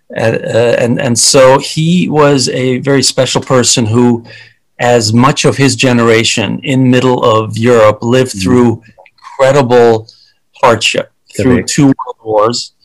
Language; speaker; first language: English; early bilingual, other home language; Hungarian